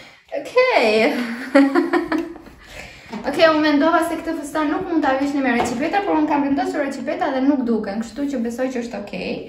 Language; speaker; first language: Albanian; early bilingual, heritage; Albanian